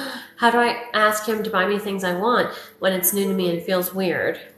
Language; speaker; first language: English; native; English